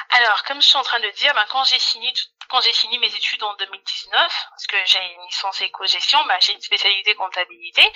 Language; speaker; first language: French; non-native, local second language; Lingala